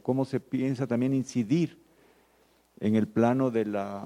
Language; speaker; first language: Spanish; native; Spanish